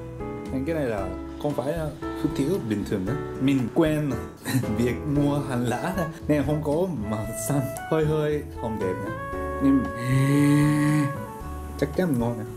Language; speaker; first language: Vietnamese; non-native, learner; Japanese